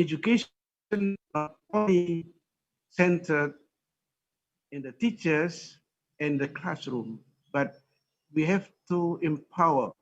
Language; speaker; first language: English; non-native, fluent; Indonesian